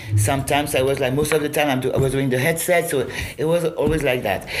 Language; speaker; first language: English; non-native, fluent; French